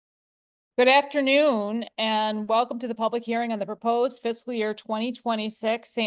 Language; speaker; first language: English; native; English